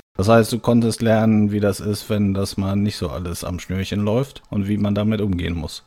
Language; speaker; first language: German; native; German